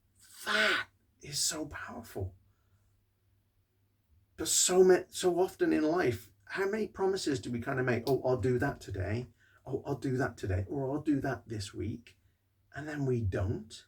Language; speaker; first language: English; native; English